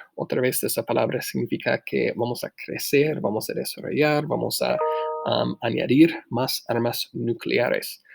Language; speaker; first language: Spanish; non-native, fluent; English